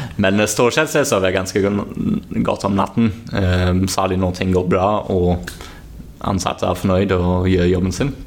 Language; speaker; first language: Norwegian; non-native, fluent; English